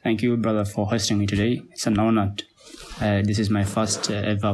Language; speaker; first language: English; non-native, local second language; Somali